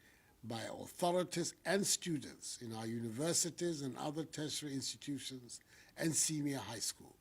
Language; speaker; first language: English; non-native, local second language; Akan